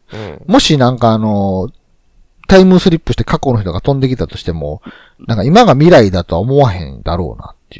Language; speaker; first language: Japanese; native; Japanese